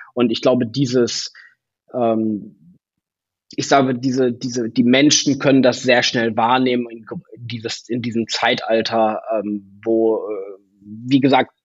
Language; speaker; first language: German; native; German